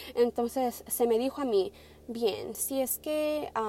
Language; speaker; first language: Spanish; early bilingual, heritage; Spanish